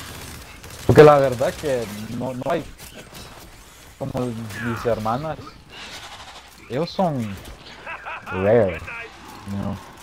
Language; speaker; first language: Spanish; early bilingual, heritage; Spanish